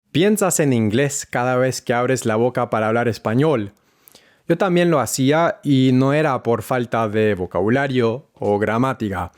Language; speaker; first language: Spanish; non-native, fluent; English